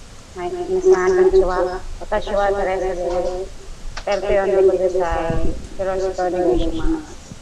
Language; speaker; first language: Japanese; non-native, learner; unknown